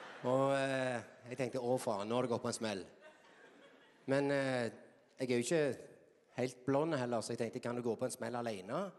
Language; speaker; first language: Norwegian; native; Norwegian